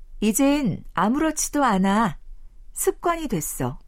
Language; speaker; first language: Korean; non-native, fluent; Chinese